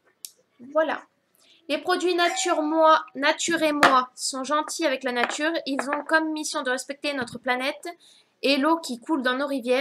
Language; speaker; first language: French; native; French